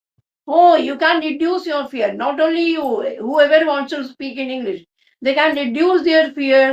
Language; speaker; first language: English; non-native, local second language; Hindi